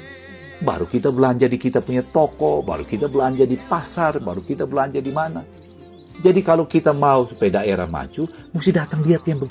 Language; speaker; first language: Indonesian; non-native, local second language; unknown